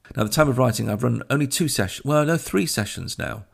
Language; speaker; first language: English; native; English